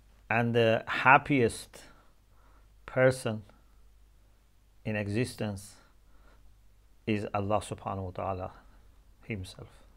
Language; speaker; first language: English; non-native, fluent; Persian